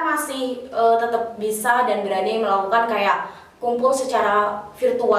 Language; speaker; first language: Indonesian; native; Indonesian